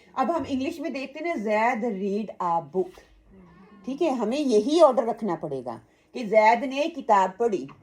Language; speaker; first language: Urdu; native; Urdu